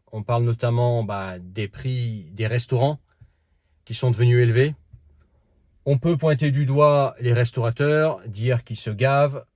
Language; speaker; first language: French; early bilingual, other home language; Dutch